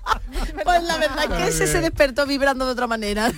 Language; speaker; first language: Spanish; native; Spanish